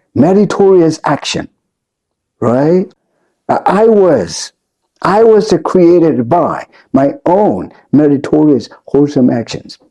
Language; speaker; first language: English; non-native, fluent; Burmese